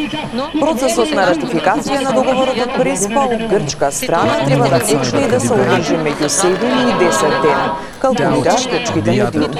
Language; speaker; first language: Macedonian; native; Macedonian